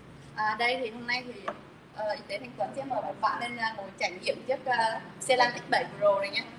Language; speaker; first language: Vietnamese; native; Vietnamese